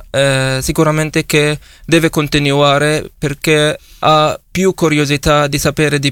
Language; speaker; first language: Italian; non-native, fluent; Arabic